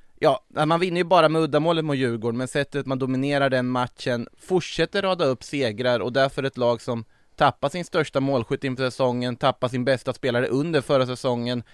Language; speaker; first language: Swedish; native; Swedish